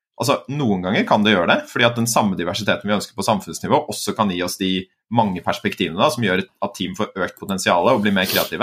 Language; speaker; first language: Norwegian; native; Norwegian